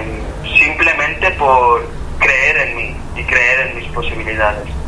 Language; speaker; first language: Spanish; non-native, fluent; Hebrew